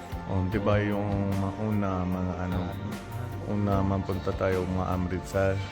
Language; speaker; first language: Filipino; non-native, learner; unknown